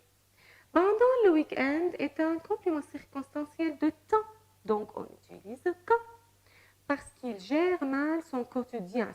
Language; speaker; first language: French; non-native, fluent; Arabic